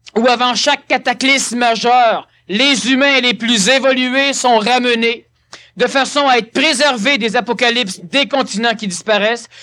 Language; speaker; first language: French; native; French